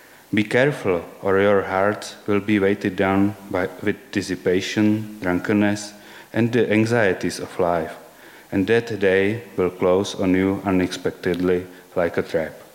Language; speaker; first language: English; non-native, fluent; Czech